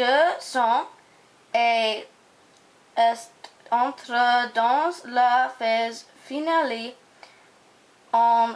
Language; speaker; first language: French; non-native, learner; English